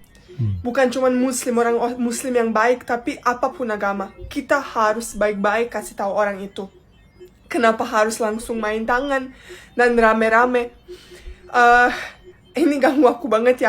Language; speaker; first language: Indonesian; non-native, fluent; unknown